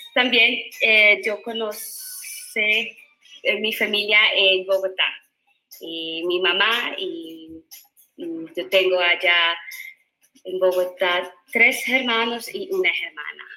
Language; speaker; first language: Spanish; non-native, learner; Dutch